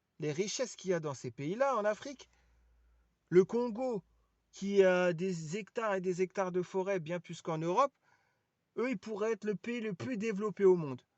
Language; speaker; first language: French; native; French